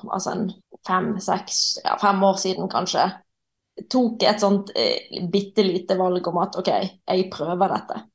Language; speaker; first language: Norwegian; native; Norwegian